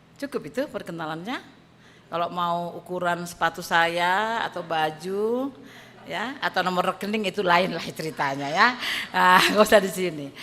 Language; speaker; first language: Indonesian; native; Indonesian